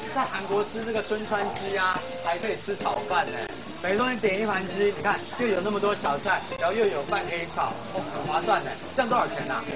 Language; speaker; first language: Chinese; native; Chinese